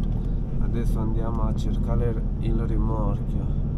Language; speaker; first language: Italian; non-native, fluent; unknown